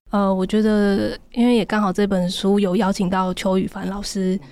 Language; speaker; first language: Chinese; native; Chinese